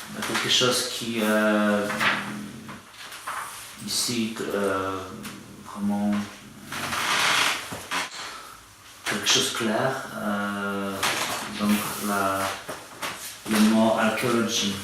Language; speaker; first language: French; non-native, fluent; Polish